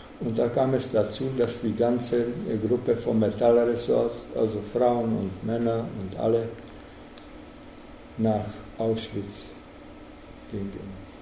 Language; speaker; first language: German; non-native, fluent; Czech